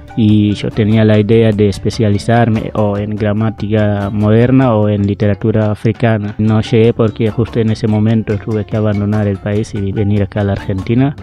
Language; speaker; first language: Spanish; non-native, fluent; Wolof